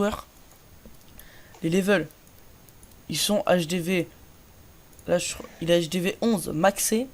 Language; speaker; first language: French; native; French